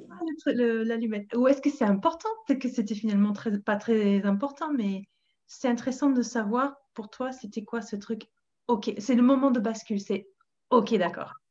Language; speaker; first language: French; non-native, fluent; English